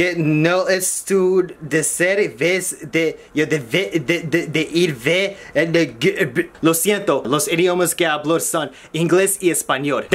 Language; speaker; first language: Spanish; early bilingual, other home language; English